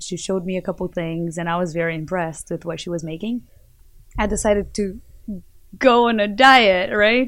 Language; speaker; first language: English; non-native, fluent; Portuguese